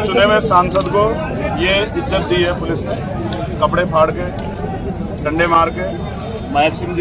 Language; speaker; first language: Hindi; native; Hindi